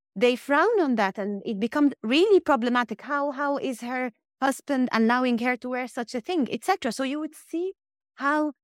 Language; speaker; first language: English; non-native, fluent; Arabic